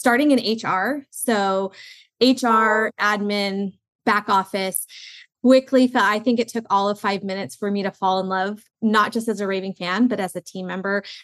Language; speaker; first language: English; native; English